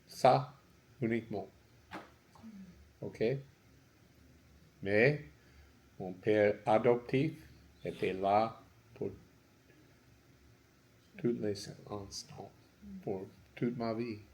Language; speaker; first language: French; non-native, learner; English